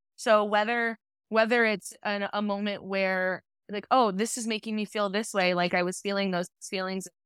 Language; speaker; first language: English; native; English